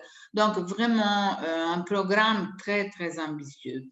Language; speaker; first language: French; non-native, fluent; Italian